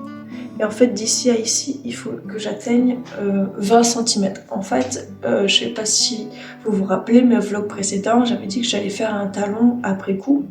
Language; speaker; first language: French; native; French